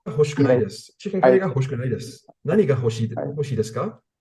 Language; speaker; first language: Japanese; non-native, learner; English